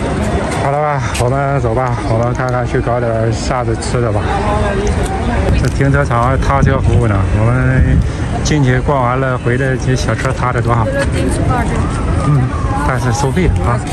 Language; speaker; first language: Chinese; native; Chinese